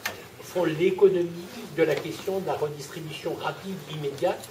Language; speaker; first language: French; native; French